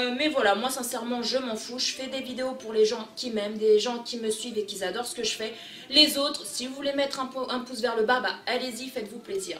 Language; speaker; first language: French; early bilingual, other home language; Portuguese